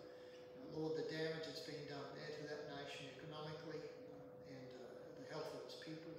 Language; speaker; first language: English; native; English